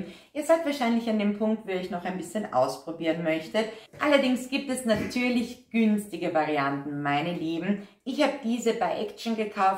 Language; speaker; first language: German; native; German